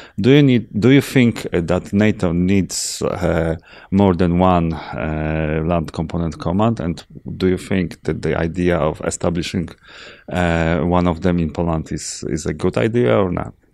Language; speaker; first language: English; non-native, fluent; Polish